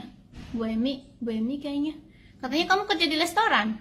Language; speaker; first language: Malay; non-native, local second language; Sundanese